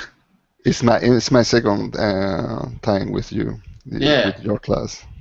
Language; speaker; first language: English; non-native, learner; Spanish